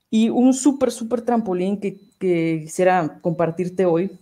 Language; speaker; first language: Spanish; native; Spanish